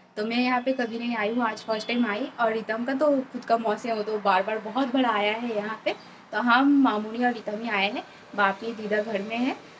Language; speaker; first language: Hindi; non-native, local second language; Bangla